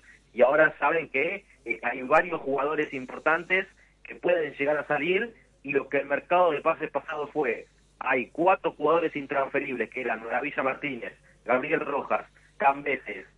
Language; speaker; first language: Spanish; native; Spanish